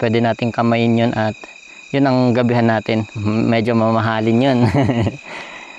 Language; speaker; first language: Filipino; native; Filipino